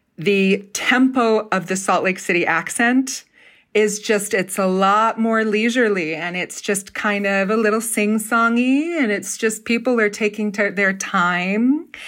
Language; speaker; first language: English; native; English